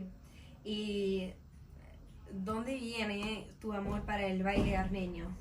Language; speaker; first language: Spanish; non-native, learner; English